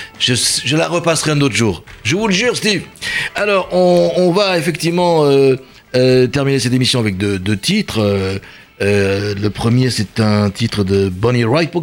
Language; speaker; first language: French; native; French